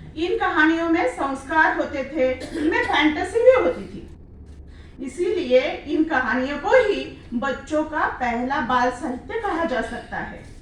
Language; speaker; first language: Hindi; non-native, local second language; Marathi